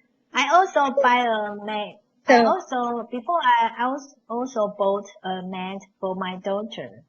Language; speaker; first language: English; non-native, learner; Chinese